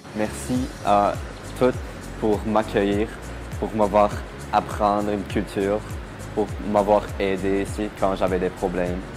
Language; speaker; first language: French; non-native, local second language; German